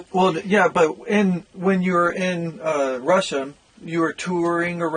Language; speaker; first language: English; native; English